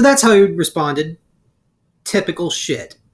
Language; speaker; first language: English; native; English